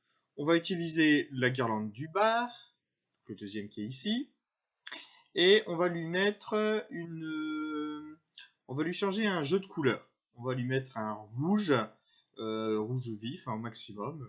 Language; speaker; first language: French; native; French